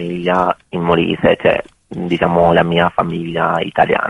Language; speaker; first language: Italian; non-native, fluent; Bosnian